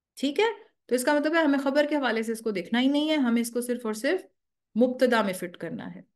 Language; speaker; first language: Urdu; native; Urdu